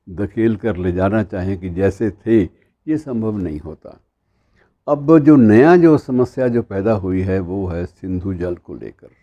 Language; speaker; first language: Hindi; native; Hindi